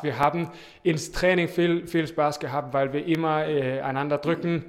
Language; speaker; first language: German; non-native, fluent; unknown